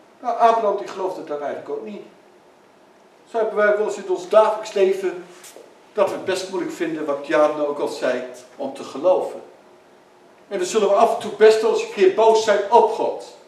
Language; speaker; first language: Dutch; native; Dutch